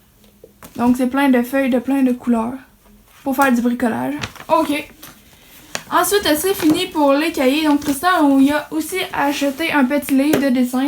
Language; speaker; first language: French; native; French